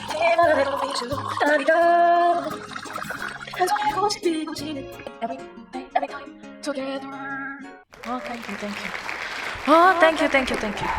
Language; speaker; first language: English; non-native, learner; Korean